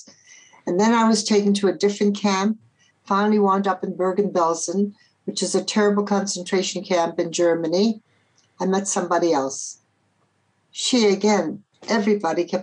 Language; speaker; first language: English; early bilingual, other home language; Polish